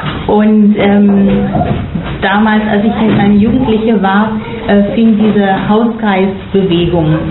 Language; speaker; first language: German; non-native, fluent; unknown